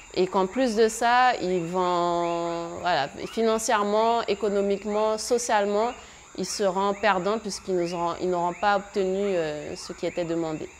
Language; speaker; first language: French; native; French